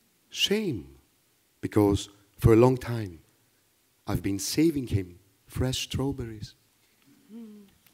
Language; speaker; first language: English; non-native, fluent; Greek